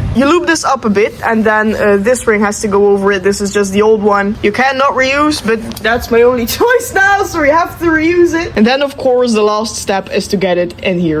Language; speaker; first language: English; non-native, fluent; Dutch